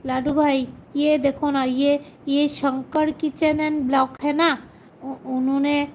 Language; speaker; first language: Hindi; non-native, local second language; Bangla